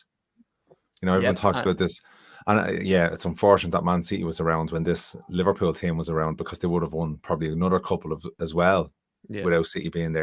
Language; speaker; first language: English; native; English